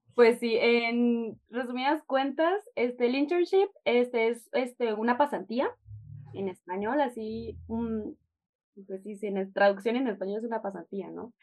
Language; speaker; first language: Spanish; native; Spanish